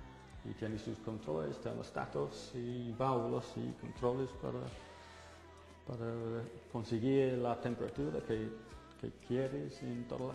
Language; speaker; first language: Spanish; non-native, fluent; English